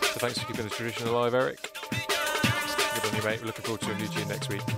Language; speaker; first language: English; native; English